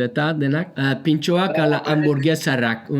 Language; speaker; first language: Basque; non-native, learner; English